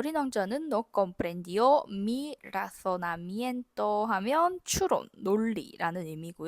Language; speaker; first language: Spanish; non-native, fluent; Korean